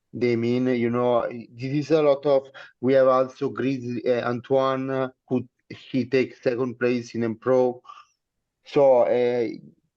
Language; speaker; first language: English; non-native, learner; Italian